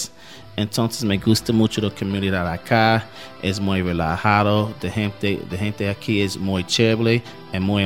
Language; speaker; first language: Spanish; non-native, learner; English